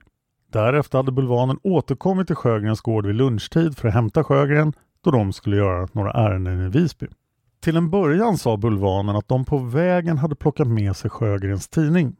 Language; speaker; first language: Swedish; native; Swedish